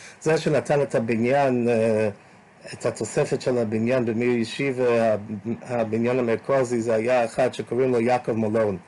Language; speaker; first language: Hebrew; non-native, fluent; English